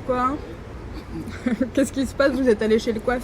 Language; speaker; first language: French; native; French